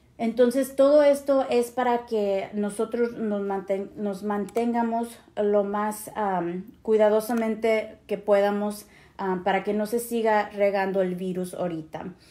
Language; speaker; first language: Spanish; early bilingual, heritage; Spanish